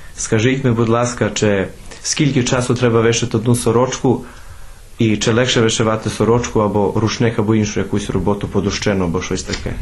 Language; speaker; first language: Ukrainian; early bilingual, heritage; Ukrainian